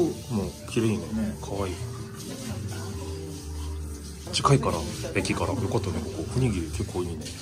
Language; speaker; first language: Japanese; non-native, fluent; Korean